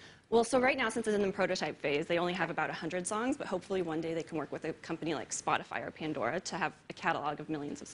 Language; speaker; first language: English; native; English